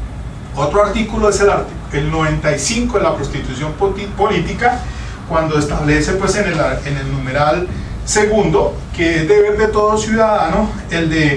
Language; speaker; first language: Spanish; native; Spanish